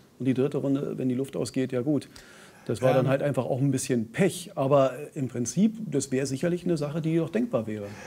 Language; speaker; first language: German; native; German